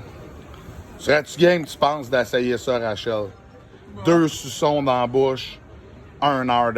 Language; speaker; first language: French; native; French